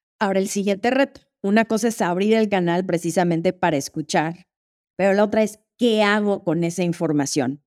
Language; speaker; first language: Spanish; native; Spanish